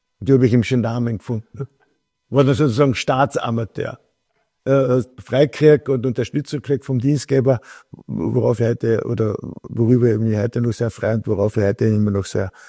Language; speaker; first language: German; native; German